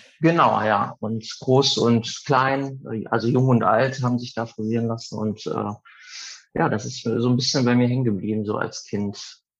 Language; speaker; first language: German; early bilingual, other home language; Italian